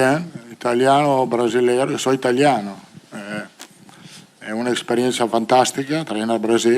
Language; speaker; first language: Portuguese; non-native, fluent; Italian